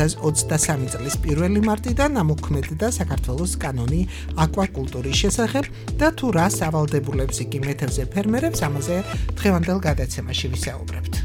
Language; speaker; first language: Georgian; native; Georgian